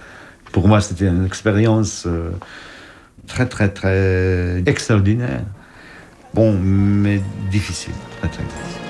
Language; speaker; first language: French; non-native, fluent; Polish